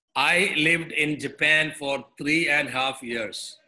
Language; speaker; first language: English; non-native, local second language; Malayalam